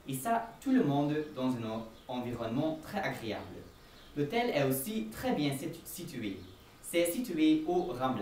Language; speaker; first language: French; non-native, learner; Dutch